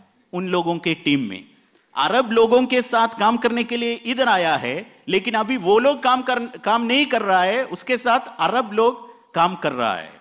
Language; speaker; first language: Hindi; non-native, fluent; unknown